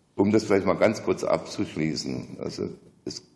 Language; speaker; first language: German; native; German